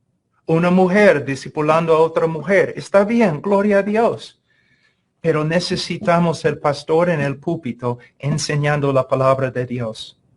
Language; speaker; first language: Spanish; non-native, fluent; English